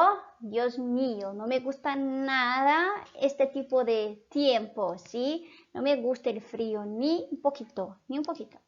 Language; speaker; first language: Spanish; non-native, fluent; Portuguese